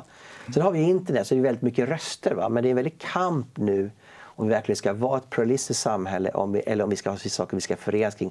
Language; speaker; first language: Swedish; native; Swedish